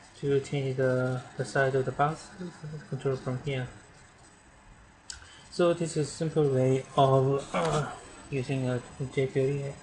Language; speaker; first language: English; non-native, learner; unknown